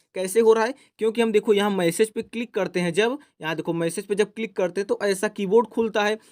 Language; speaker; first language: Hindi; native; Hindi